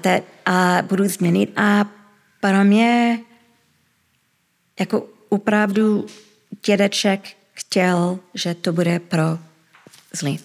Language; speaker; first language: Czech; early bilingual, heritage; Czech